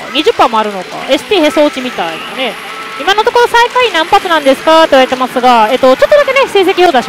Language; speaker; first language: Japanese; native; Japanese